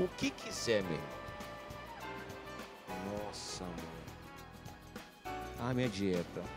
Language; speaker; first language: Portuguese; native; Portuguese